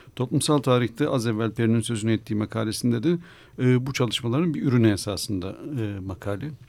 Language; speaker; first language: Turkish; native; Turkish